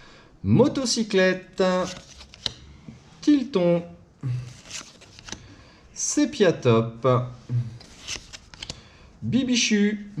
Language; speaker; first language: French; native; French